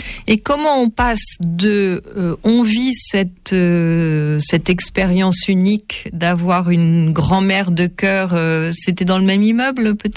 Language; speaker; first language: French; native; French